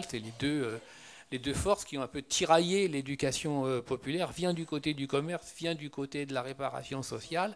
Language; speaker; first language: French; native; French